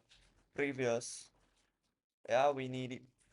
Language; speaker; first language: English; non-native, local second language; Hindi